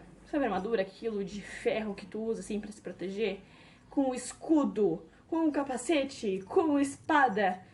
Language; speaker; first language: Portuguese; native; Portuguese